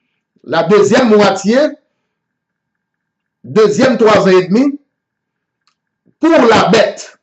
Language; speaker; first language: French; non-native, local second language; Haitian Creole